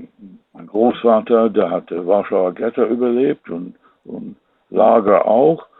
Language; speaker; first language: German; non-native, fluent; English